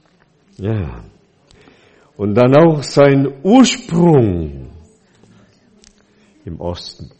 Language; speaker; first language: German; non-native, fluent; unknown